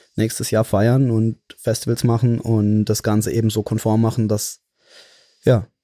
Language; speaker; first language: German; native; German